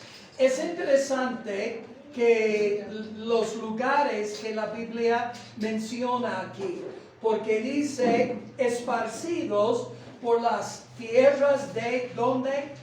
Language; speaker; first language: Spanish; non-native, fluent; English